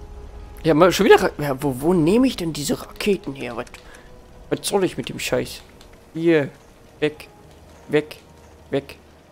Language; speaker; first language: German; native; German